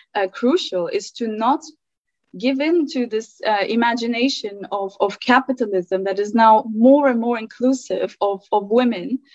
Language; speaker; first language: English; early bilingual, other home language; German